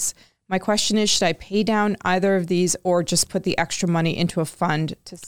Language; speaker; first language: English; native; English